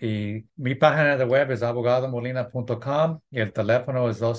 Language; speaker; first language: Spanish; early bilingual, heritage; English